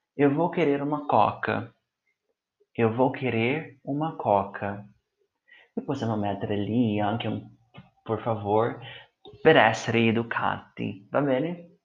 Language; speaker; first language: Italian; non-native, fluent; Portuguese